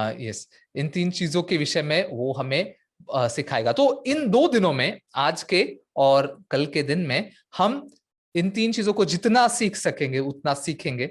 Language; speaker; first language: Hindi; non-native, local second language; Marathi